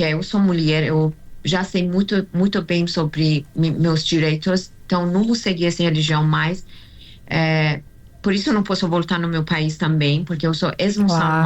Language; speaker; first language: Portuguese; non-native, learner; Persian